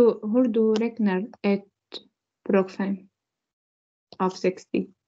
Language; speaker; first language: Swedish; non-native, learner; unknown